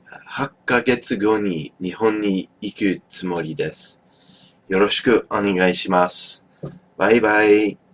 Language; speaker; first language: Japanese; non-native, learner; English